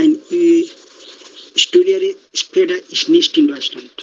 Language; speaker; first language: German; non-native, learner; Bangla